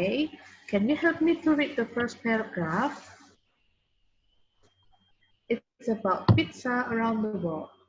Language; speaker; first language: English; non-native, fluent; Indonesian